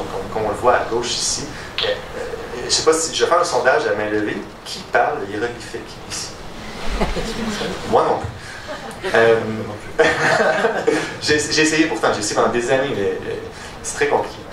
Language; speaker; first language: French; native; French